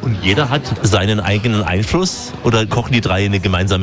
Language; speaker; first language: German; native; German